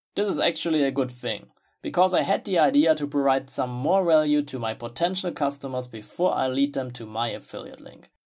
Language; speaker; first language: English; non-native, fluent; German